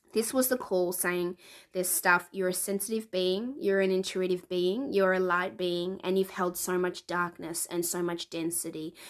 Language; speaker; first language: English; native; English